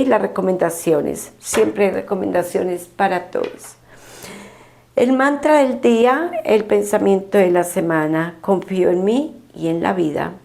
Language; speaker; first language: Spanish; native; Spanish